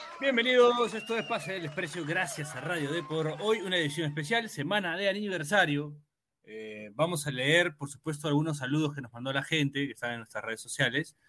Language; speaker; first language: Spanish; native; Spanish